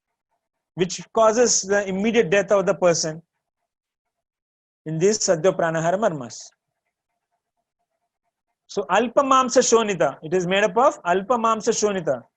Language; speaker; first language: English; non-native, local second language; Tamil